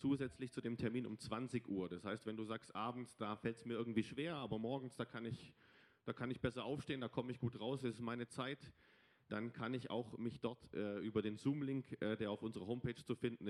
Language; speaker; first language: German; native; German